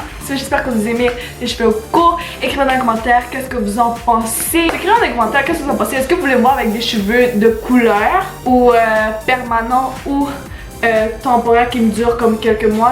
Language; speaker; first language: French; early bilingual, other home language; Spanish